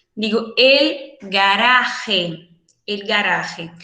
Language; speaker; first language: Spanish; non-native, fluent; Portuguese